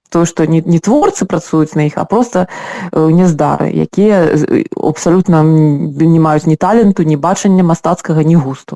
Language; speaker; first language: Belarusian; non-native, local second language; Russian